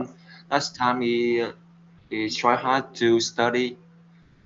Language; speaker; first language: English; non-native, learner; Vietnamese